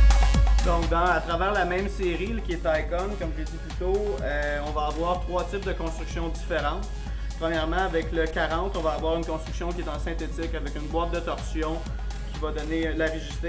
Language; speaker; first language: French; native; French